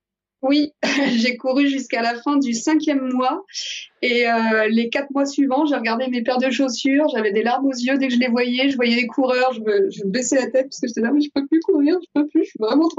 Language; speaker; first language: French; native; French